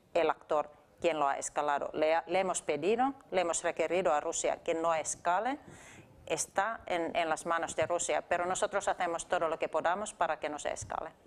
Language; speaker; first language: Spanish; non-native, fluent; Finnish